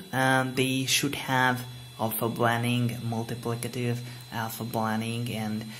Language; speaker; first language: English; non-native, fluent; Hungarian